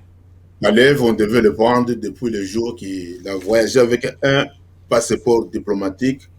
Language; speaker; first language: French; non-native, local second language; Lingala